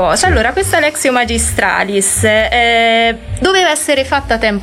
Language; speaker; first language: Italian; native; Italian